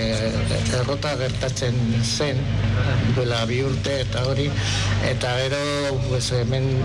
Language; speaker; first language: Basque; non-native, local second language; Spanish